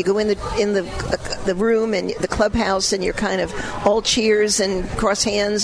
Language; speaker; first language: English; native; English